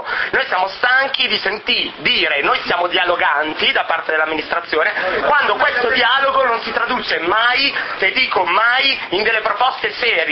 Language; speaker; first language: Italian; native; Italian